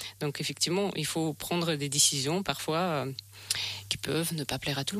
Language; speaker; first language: French; non-native, fluent; Russian